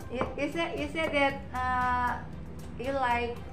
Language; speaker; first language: English; non-native, fluent; Indonesian